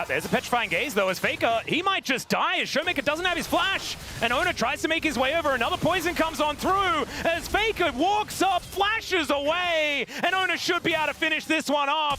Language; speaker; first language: English; native; English